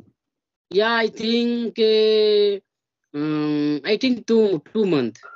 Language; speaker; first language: English; non-native, learner; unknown